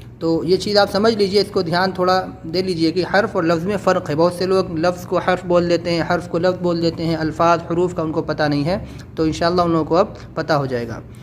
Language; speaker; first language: Urdu; native; Urdu